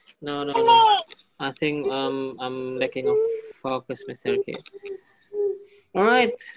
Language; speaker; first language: English; non-native, fluent; Indonesian